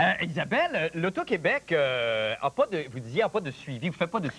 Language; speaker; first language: French; native; French